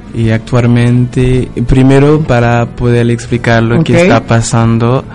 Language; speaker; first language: Spanish; non-native, learner; Haitian Creole